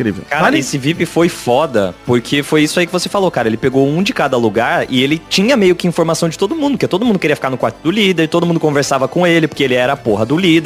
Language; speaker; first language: Portuguese; native; Portuguese